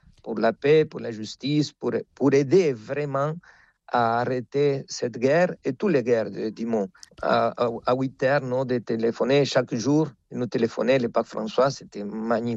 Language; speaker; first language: French; non-native, fluent; Spanish